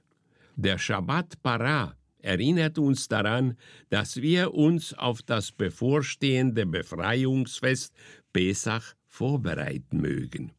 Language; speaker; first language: German; native; German